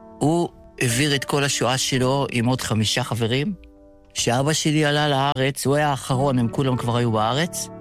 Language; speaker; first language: Hebrew; early bilingual, other home language; Yiddish